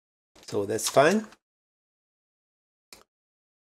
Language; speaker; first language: English; non-native, fluent; German